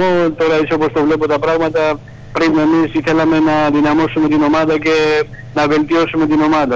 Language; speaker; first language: Greek; non-native, fluent; Georgian